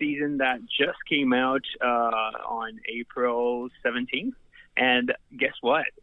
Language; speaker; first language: English; non-native, fluent; Portuguese